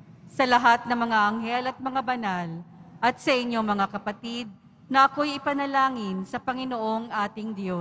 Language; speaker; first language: Filipino; native; Filipino